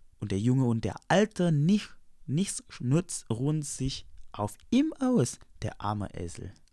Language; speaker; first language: German; non-native, fluent; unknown